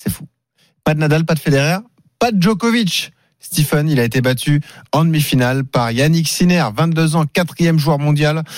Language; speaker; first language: French; native; French